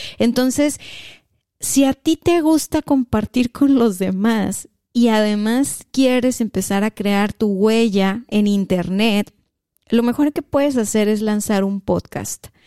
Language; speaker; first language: Spanish; native; Spanish